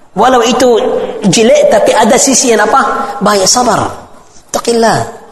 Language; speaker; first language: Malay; non-native, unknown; Arabic